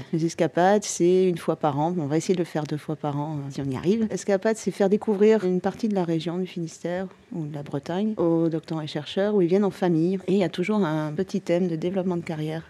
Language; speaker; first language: French; native; French